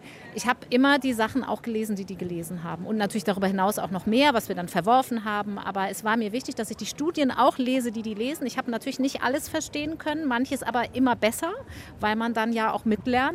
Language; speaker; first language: German; native; German